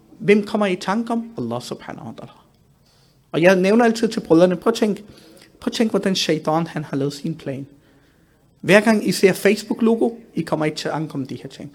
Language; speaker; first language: Danish; early bilingual, other home language; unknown